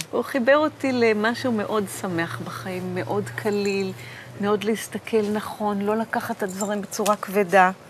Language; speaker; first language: Hebrew; native; Hebrew